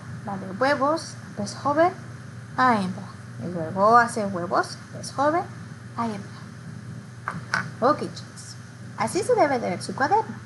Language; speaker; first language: Spanish; early bilingual, heritage; Spanish